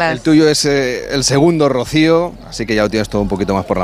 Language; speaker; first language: Spanish; native; Spanish